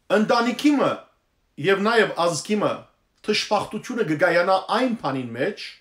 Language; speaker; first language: Armenian; early bilingual, heritage; Armenian